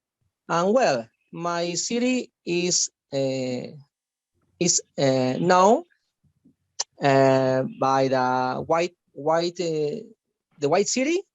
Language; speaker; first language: English; non-native, learner; Spanish